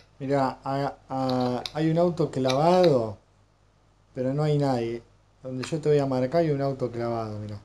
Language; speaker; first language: Spanish; native; Spanish